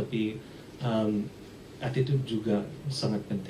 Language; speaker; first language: Indonesian; early bilingual, heritage; English